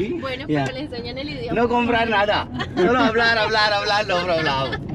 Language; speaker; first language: Spanish; native; Spanish